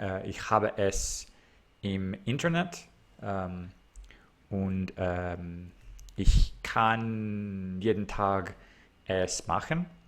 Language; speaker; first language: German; non-native, learner; English